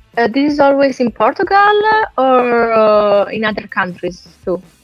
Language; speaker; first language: English; non-native, fluent; Italian